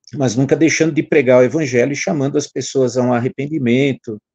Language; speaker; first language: Portuguese; native; Portuguese